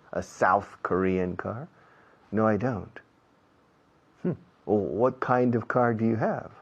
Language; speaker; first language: English; non-native, fluent; Spanish